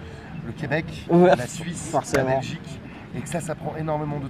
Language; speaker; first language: French; native; French